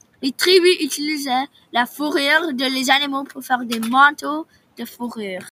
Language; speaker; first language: French; non-native, local second language; English